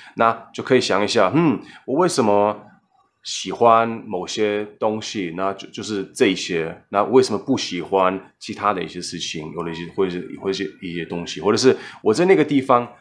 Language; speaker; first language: Chinese; non-native, fluent; German